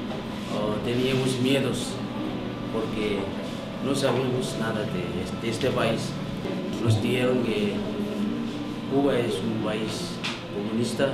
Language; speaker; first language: Spanish; non-native, learner; English